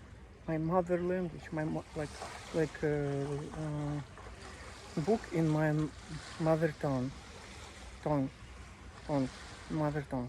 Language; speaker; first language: English; non-native, learner; Russian